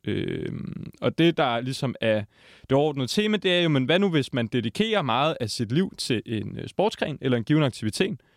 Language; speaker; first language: Danish; native; Danish